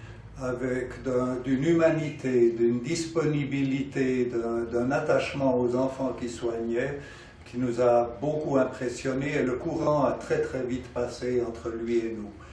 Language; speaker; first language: French; native; French